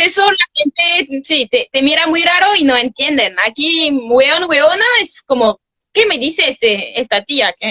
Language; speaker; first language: Spanish; non-native, fluent; French